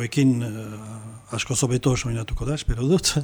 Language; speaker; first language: Basque; non-native, local second language; French